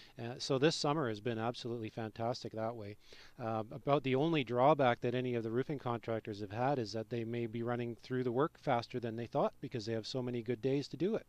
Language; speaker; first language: English; native; English